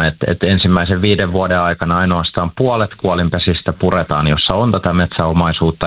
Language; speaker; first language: Finnish; native; Finnish